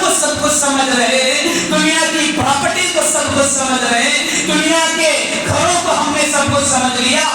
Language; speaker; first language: Urdu; native; Urdu